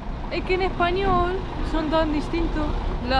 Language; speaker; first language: Spanish; non-native, fluent; Estonian